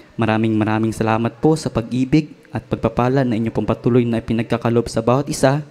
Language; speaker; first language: Filipino; native; Filipino